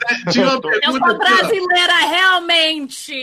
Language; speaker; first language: Portuguese; early bilingual, heritage; Portuguese